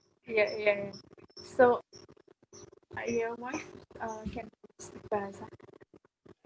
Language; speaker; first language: English; non-native, learner; Indonesian